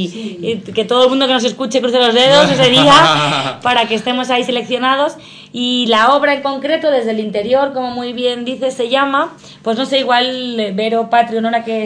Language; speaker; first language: Spanish; native; Spanish